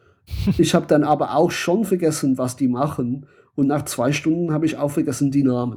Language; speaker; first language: German; non-native, fluent; English